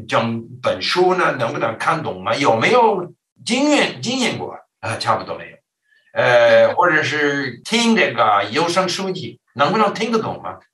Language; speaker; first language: Chinese; non-native, fluent; English